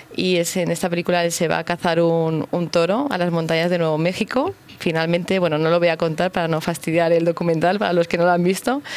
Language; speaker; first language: Spanish; native; Spanish